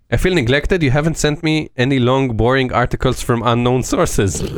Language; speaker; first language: English; non-native, learner; Hebrew